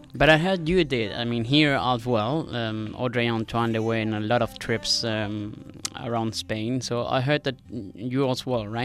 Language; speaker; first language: English; non-native, fluent; Spanish